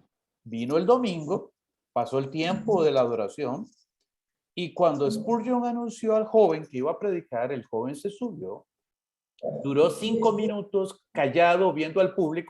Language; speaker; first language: Spanish; native; Spanish